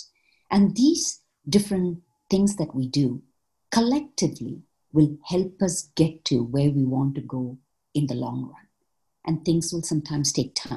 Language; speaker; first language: English; non-native, local second language; Malayalam